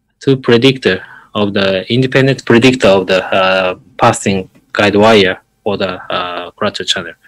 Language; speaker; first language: English; non-native, learner; Japanese